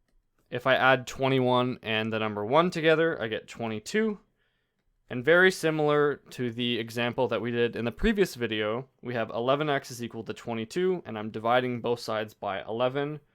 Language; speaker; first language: English; native; English